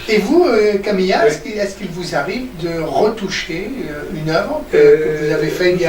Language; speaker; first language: French; native; French